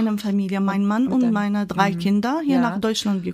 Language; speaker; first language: German; non-native, fluent; Arabic